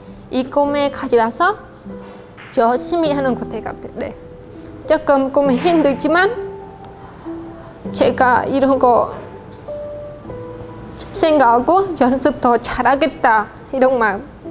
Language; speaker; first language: Korean; non-native, learner; Khmer